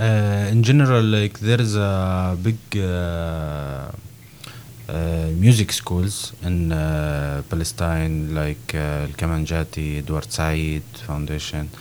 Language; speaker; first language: English; non-native, fluent; Arabic